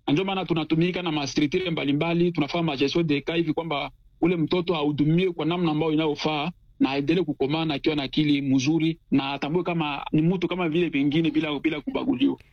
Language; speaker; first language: Swahili; native; Swahili